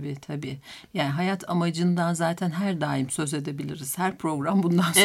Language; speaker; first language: Turkish; native; Turkish